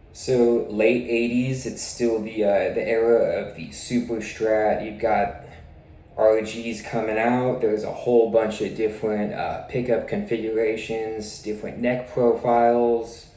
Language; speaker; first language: English; native; English